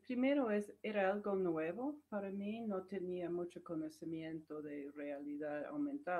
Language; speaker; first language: Spanish; non-native, fluent; English